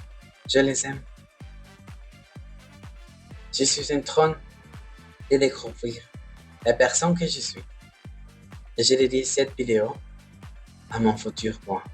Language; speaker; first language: French; non-native, learner; Spanish